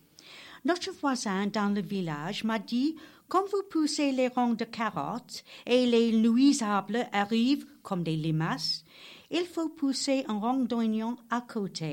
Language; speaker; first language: French; non-native, learner; English